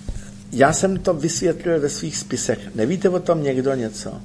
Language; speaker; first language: Czech; native; Czech